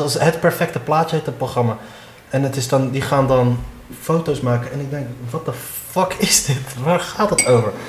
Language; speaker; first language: Dutch; early bilingual, other home language; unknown